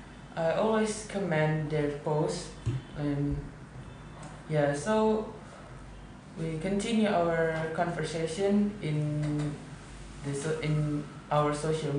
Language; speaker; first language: English; non-native, learner; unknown